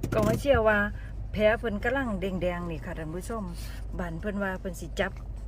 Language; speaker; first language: Thai; native; Thai